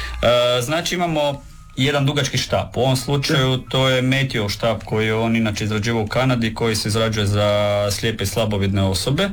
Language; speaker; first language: Serbian; native; Serbian